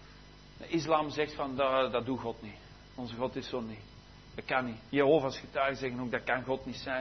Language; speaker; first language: Dutch; native; Dutch